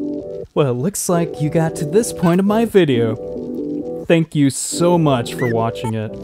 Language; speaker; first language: English; native; English